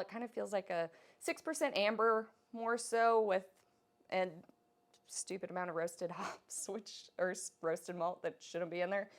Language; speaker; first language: English; native; English